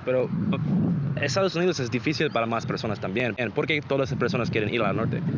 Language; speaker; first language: Spanish; non-native, learner; English